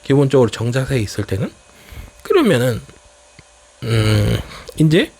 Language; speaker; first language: Korean; native; Korean